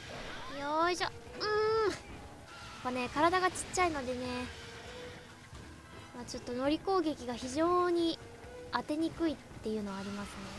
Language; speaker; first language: Japanese; native; Japanese